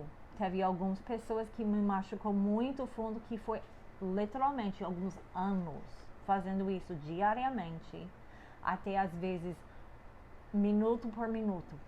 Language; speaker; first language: Portuguese; non-native, fluent; English